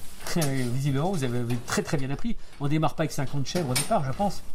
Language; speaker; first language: French; native; French